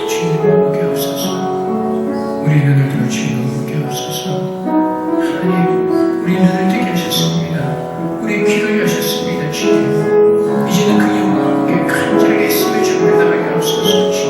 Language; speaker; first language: Korean; native; Korean